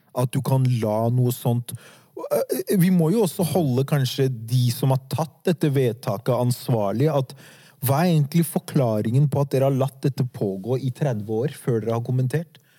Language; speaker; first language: Norwegian; early bilingual, other home language; Arabic